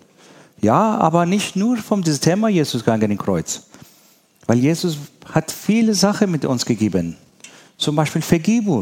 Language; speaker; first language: German; non-native, learner; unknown